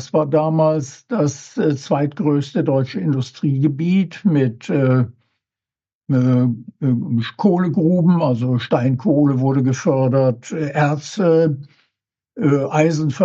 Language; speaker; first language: German; native; German